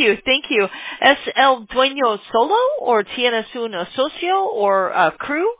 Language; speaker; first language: Spanish; non-native, learner; English